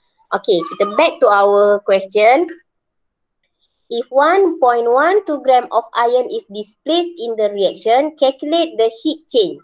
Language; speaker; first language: English; non-native, local second language; Malay